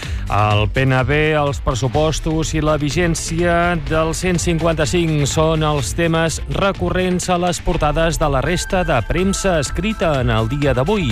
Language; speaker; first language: Catalan; native; Catalan